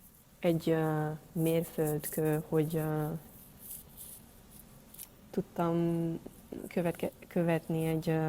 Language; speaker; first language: Hungarian; non-native, learner; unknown